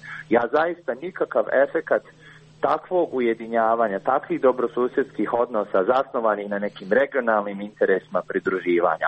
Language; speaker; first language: Croatian; native; Croatian